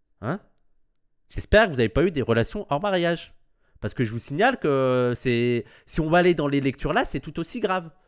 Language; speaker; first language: French; native; French